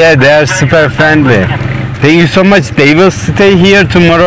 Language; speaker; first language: English; non-native, learner; Turkish